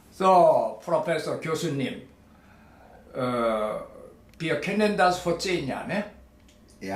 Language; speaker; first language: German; non-native, learner; Korean